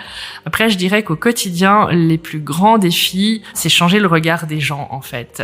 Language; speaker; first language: French; native; French